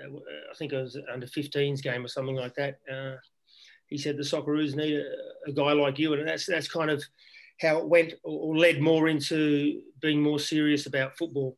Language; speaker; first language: English; native; English